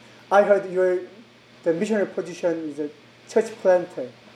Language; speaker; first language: English; non-native, learner; Korean